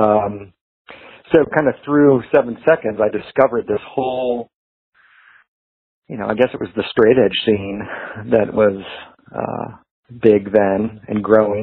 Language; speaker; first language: English; native; English